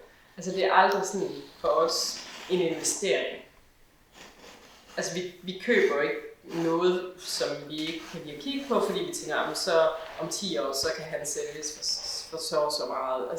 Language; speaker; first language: Danish; native; Danish